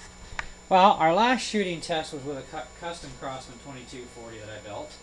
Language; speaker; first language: English; native; English